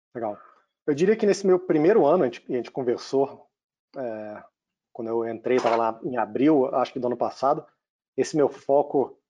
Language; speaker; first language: Portuguese; native; Portuguese